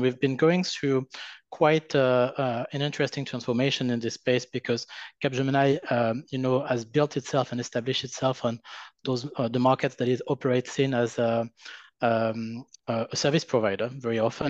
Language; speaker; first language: English; non-native, fluent; French